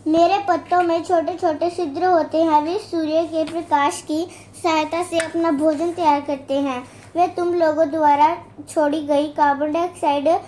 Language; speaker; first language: Hindi; non-native, local second language; Punjabi